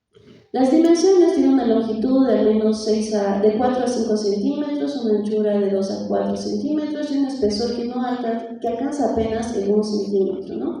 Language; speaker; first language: Spanish; native; Spanish